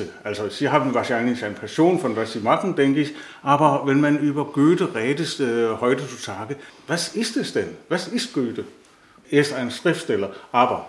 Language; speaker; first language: German; non-native, fluent; Danish